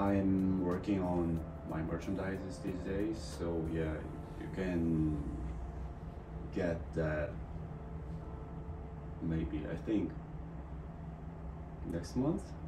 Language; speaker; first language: English; non-native, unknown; Korean